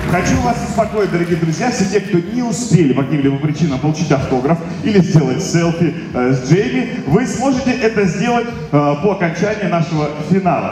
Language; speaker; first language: Russian; native; Russian